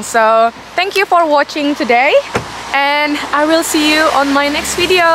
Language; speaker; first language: English; non-native, learner; Indonesian